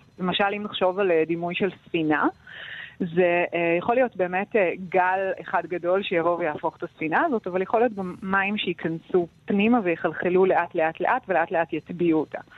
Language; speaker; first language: Hebrew; native; Hebrew